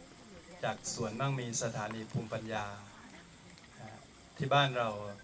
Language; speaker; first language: Thai; native; Thai